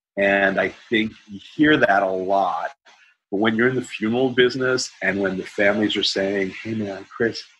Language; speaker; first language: English; native; English